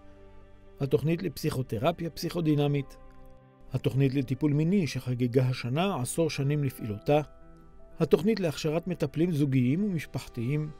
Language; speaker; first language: Hebrew; native; Hebrew